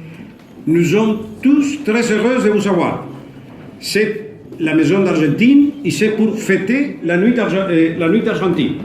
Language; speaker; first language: French; non-native, fluent; Spanish